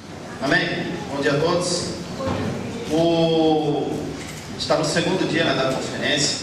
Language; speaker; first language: Portuguese; native; Portuguese